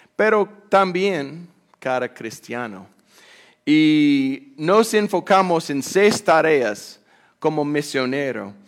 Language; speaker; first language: Spanish; non-native, fluent; English